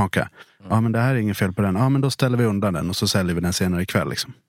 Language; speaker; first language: Swedish; native; Swedish